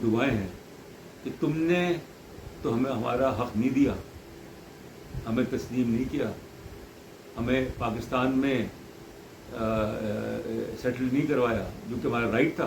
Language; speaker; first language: Urdu; native; Urdu